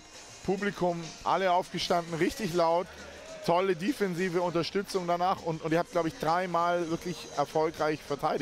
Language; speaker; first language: German; native; German